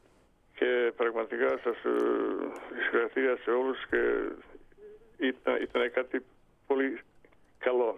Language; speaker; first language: Greek; non-native, fluent; Bosnian